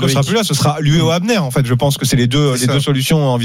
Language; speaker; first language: French; native; French